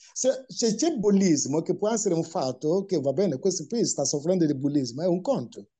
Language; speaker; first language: Italian; non-native, fluent; Igbo